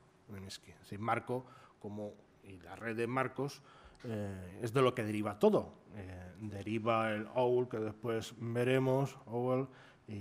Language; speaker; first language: Spanish; native; Spanish